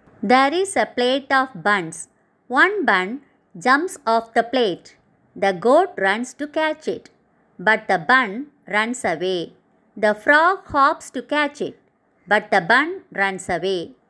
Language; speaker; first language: English; non-native, local second language; Tamil